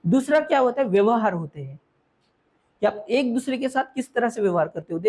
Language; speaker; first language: Hindi; non-native, local second language; Marathi